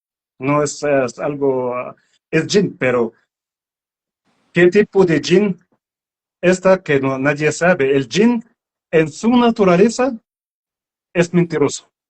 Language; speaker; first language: Spanish; non-native, learner; Arabic